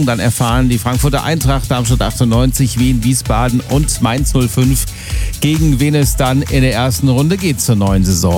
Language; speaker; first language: German; native; German